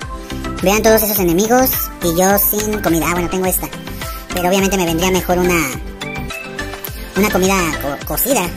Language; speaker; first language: Spanish; native; Spanish